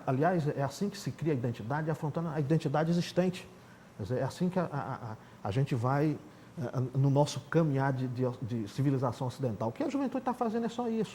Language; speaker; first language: Portuguese; native; Portuguese